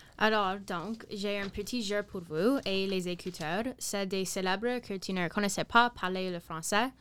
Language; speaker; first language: French; non-native, learner; English